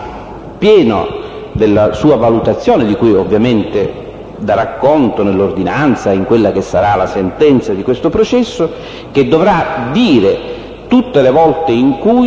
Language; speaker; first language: Italian; native; Italian